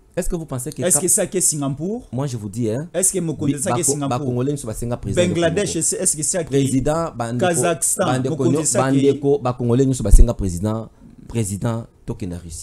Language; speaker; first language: French; non-native, local second language; Lingala